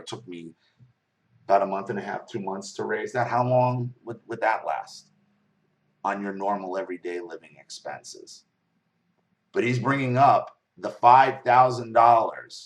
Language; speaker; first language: English; native; English